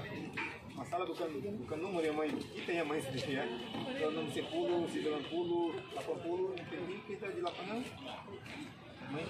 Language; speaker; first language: Indonesian; non-native, fluent; Portuguese